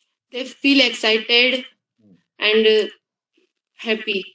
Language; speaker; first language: English; non-native, learner; Hindi